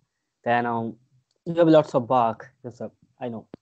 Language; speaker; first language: English; non-native, fluent; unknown